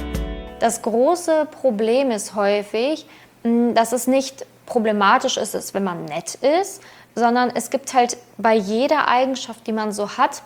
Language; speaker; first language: German; native; German